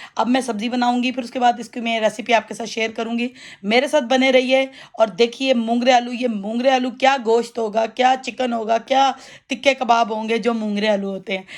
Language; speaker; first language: Urdu; non-native, local second language; Punjabi